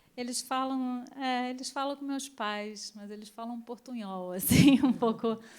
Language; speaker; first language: Portuguese; early bilingual, other home language; Spanish